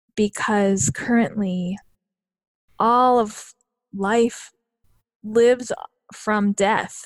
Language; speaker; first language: English; native; English